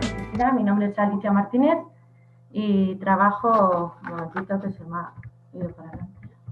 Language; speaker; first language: Spanish; native; Spanish